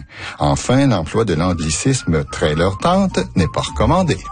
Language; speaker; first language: French; native; French